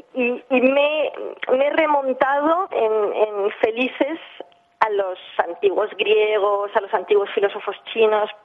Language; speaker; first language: Spanish; early bilingual, heritage; English